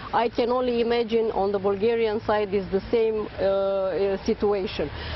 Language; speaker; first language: English; non-native, fluent; Romanian